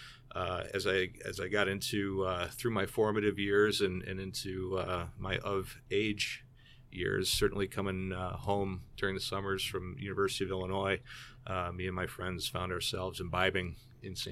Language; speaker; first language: English; native; English